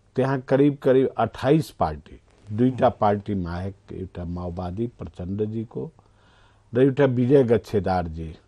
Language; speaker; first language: Nepali; non-native, local second language; Maithili